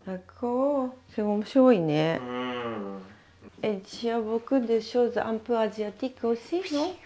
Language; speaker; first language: French; non-native, learner; Japanese